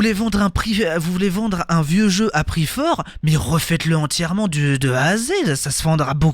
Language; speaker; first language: French; native; French